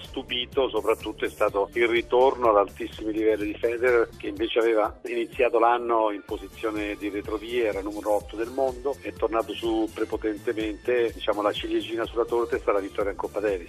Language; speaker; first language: Italian; native; Italian